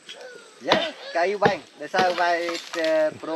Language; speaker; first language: Portuguese; non-native, learner; Vietnamese